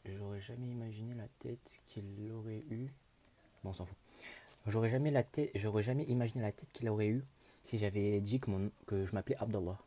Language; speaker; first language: French; native; French